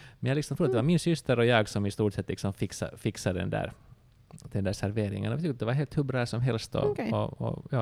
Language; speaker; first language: Swedish; native; Swedish